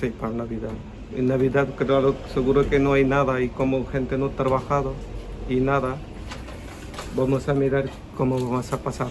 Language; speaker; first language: Spanish; non-native, learner; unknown